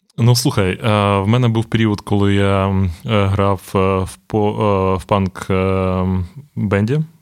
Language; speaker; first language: Ukrainian; non-native, local second language; Russian